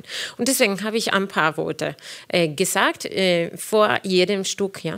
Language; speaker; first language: German; non-native, fluent; Spanish